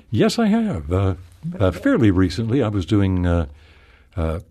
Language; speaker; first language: English; native; English